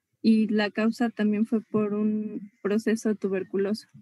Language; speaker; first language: Spanish; native; Spanish